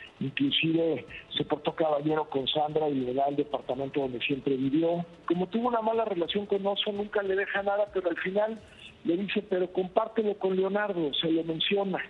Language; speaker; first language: Spanish; native; Spanish